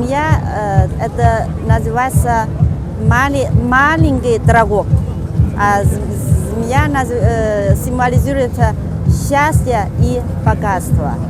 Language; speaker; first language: Russian; non-native, fluent; Chinese